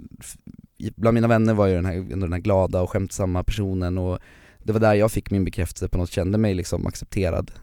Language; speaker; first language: Swedish; native; Swedish